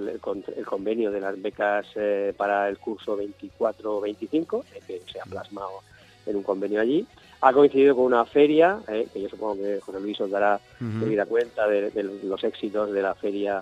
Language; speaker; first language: Spanish; native; Spanish